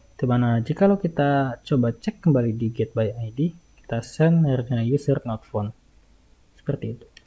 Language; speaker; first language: Indonesian; native; Indonesian